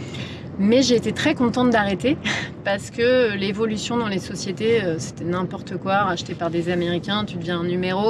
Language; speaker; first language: French; native; French